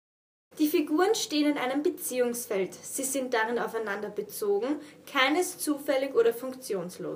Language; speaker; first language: German; native; German